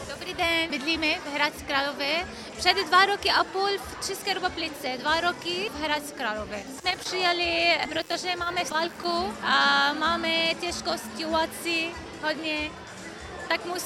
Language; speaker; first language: Czech; non-native, learner; Arabic